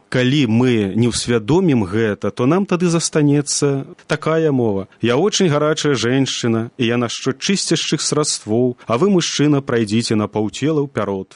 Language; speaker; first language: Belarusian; native; Belarusian